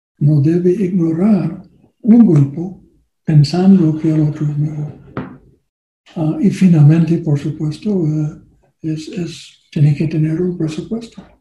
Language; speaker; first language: Spanish; non-native, learner; English